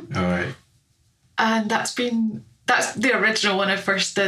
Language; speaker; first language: English; native; English